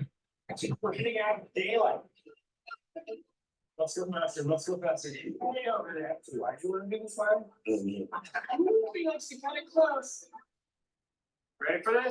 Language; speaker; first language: English; native; English